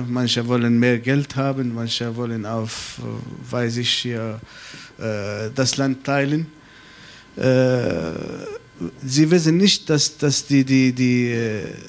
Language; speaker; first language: German; non-native, fluent; Arabic